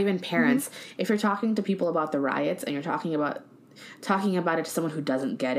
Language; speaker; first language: English; native; English